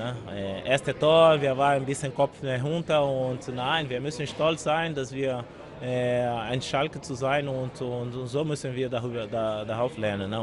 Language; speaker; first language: German; non-native, learner; Portuguese